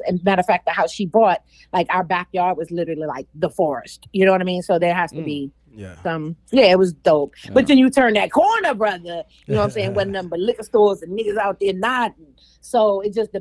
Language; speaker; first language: English; native; English